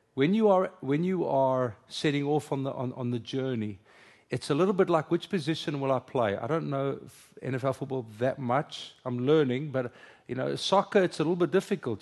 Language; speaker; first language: English; non-native, local second language; Afrikaans